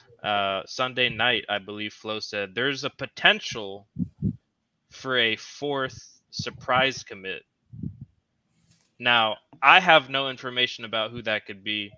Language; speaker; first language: English; native; English